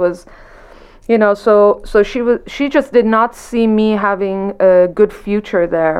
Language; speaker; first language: English; non-native, local second language; Persian